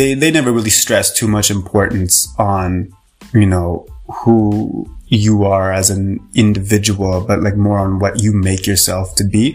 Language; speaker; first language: English; native; English